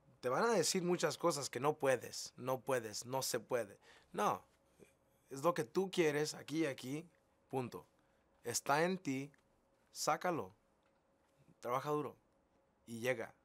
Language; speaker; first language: Spanish; early bilingual, heritage; English